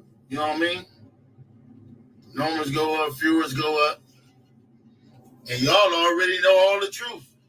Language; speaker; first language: English; native; English